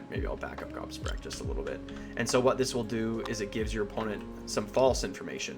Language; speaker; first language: English; native; English